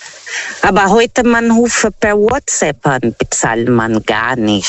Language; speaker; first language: German; non-native, fluent; Portuguese